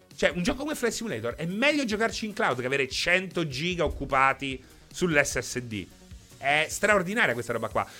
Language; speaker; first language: Italian; native; Italian